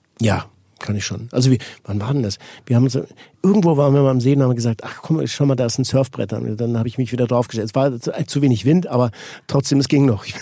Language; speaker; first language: German; native; German